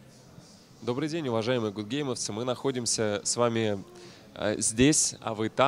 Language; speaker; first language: Russian; native; Russian